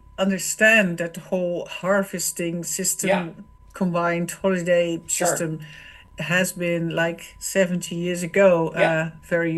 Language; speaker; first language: English; non-native, fluent; Dutch